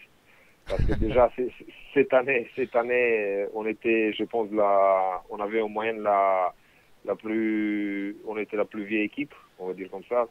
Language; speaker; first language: French; non-native, fluent; Romanian